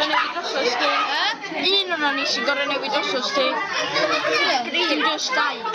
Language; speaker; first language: Welsh; native; Welsh